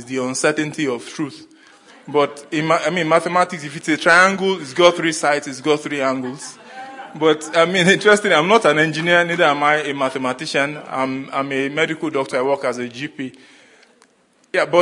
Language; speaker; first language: English; non-native, local second language; Yoruba